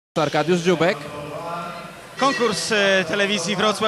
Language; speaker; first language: Polish; native; Polish